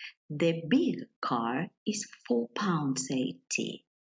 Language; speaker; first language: English; non-native, fluent; Spanish